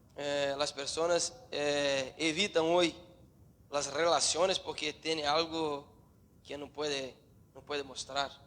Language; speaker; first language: Spanish; non-native, learner; Portuguese